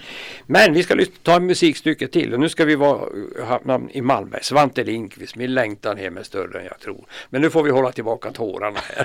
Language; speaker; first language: Swedish; native; Swedish